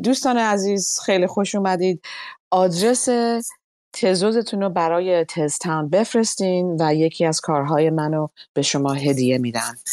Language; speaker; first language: Persian; early bilingual, other home language; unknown